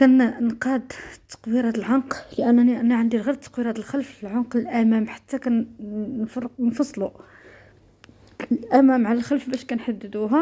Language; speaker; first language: Arabic; native; Arabic